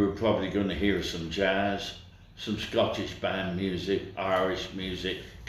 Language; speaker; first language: English; native; English